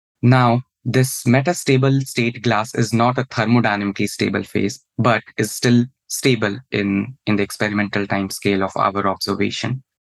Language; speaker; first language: English; non-native, local second language; Hindi